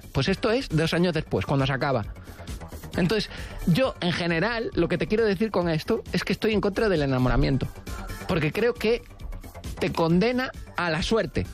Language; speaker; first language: Spanish; native; Spanish